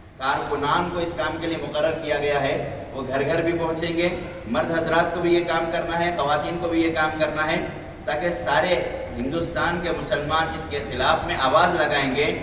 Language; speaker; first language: Urdu; native; Urdu